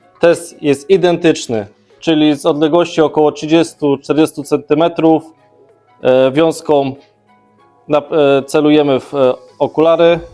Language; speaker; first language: Polish; native; Polish